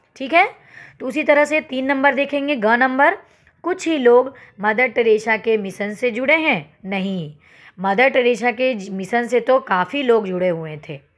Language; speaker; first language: Hindi; native; Hindi